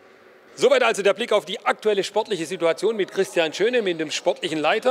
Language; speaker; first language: German; native; German